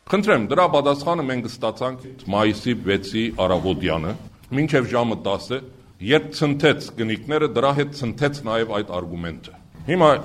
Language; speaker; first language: Armenian; early bilingual, heritage; Armenian